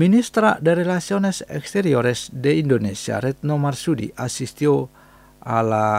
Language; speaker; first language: Spanish; non-native, fluent; Indonesian